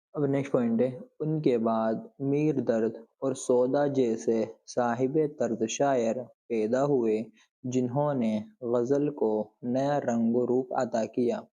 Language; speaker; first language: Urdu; native; Urdu